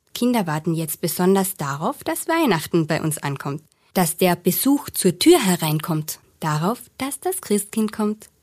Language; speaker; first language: German; native; German